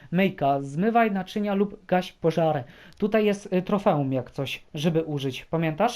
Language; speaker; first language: Polish; native; Polish